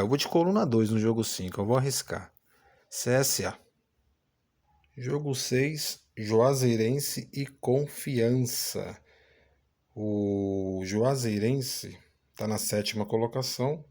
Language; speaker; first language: Portuguese; native; Portuguese